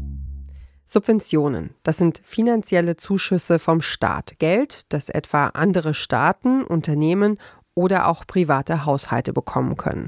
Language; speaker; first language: German; native; German